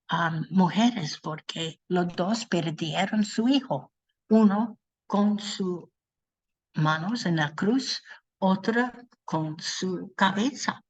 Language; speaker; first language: Spanish; non-native, learner; English